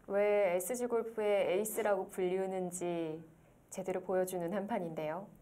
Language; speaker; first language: Korean; native; Korean